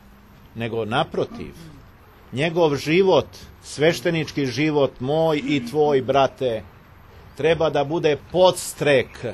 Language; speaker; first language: Serbian; native; Serbian